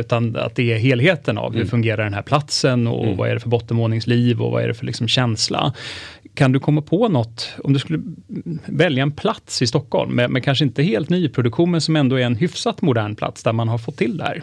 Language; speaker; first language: Swedish; native; Swedish